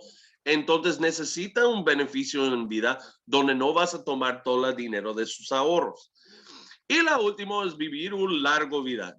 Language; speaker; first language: Spanish; early bilingual, heritage; English